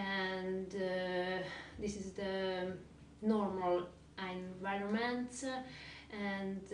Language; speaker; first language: English; non-native, learner; Hungarian